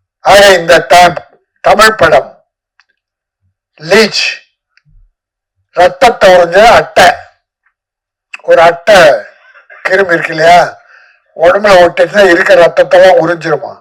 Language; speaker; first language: Tamil; native; Tamil